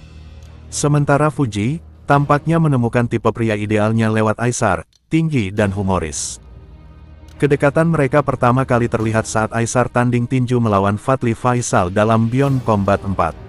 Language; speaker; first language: Indonesian; native; Indonesian